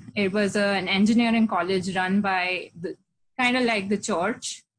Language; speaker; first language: English; non-native, local second language; Hindi